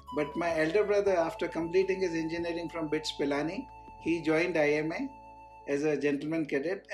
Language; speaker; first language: English; non-native, local second language; Hindi